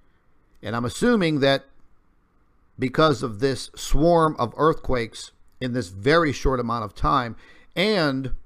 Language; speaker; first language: English; native; English